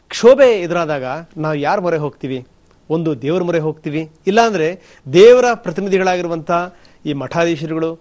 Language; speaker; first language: Kannada; native; Kannada